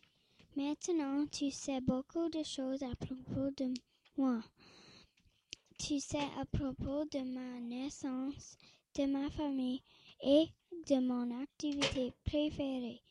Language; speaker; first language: French; non-native, local second language; English